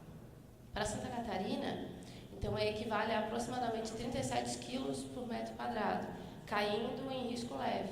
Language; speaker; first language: Portuguese; native; Portuguese